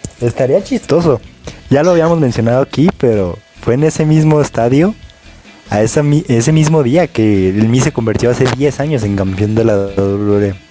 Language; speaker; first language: Spanish; native; Spanish